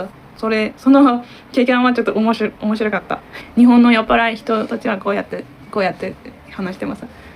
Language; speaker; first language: Japanese; non-native, learner; Turkish